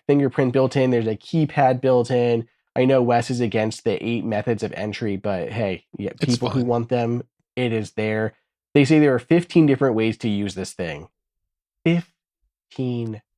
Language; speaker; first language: English; native; English